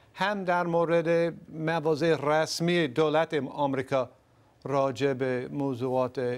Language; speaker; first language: Persian; non-native, fluent; English